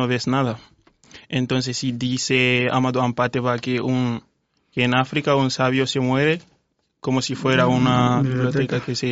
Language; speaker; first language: Spanish; non-native, fluent; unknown